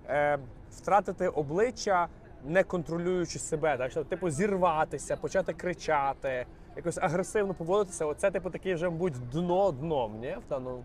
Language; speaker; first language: Ukrainian; native; Ukrainian